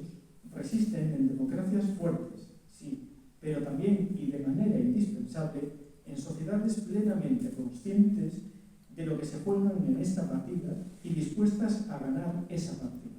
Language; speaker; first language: Spanish; native; Spanish